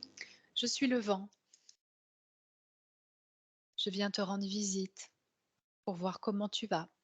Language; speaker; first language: French; native; French